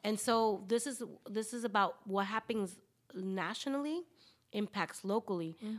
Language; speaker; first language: English; early bilingual, other home language; Spanish